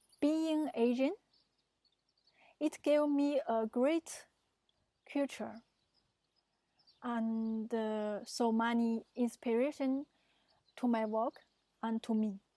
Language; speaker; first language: English; non-native, fluent; Chinese